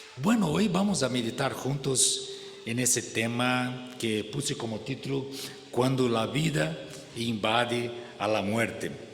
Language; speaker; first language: Spanish; non-native, fluent; Portuguese